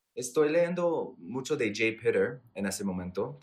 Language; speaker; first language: Spanish; non-native, fluent; English